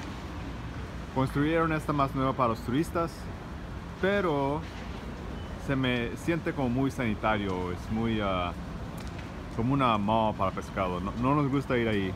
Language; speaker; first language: Spanish; early bilingual, heritage; Spanish